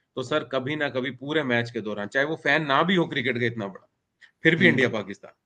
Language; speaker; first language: Hindi; native; Hindi